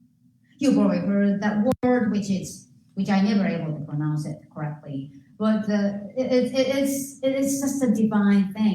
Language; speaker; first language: English; non-native, fluent; Japanese